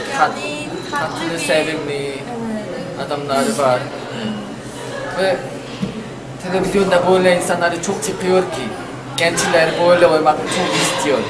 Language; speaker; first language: Turkish; non-native, learner; Korean